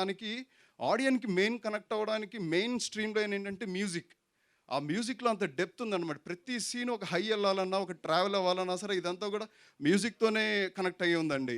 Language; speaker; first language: Telugu; native; Telugu